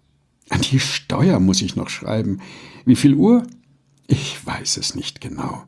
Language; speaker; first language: German; native; German